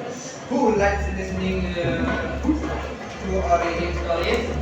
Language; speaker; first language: English; non-native, learner; Indonesian